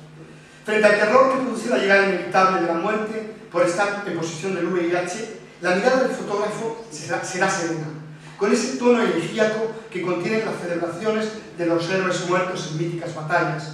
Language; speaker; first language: Spanish; native; Spanish